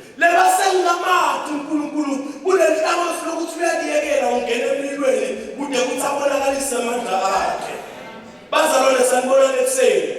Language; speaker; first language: Zulu; non-native, local second language; Swati